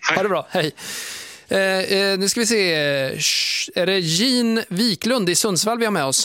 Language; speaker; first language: Swedish; native; Swedish